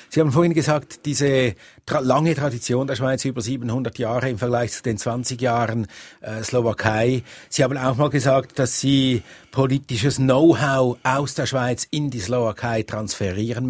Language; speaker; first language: German; native; German